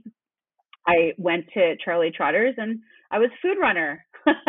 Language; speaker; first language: English; native; English